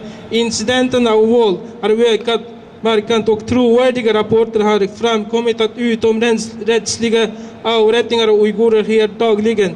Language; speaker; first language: Swedish; non-native, fluent; Uyghur